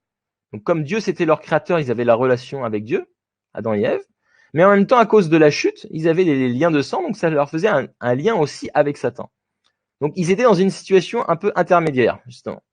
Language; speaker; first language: French; native; French